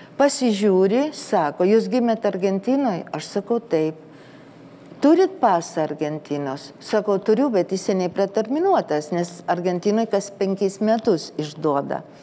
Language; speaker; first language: Lithuanian; early bilingual, heritage; Lithuanian